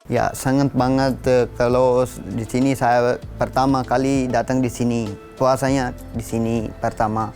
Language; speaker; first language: Indonesian; non-native, learner; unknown